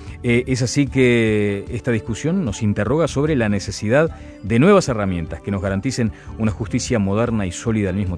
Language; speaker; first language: Spanish; native; Spanish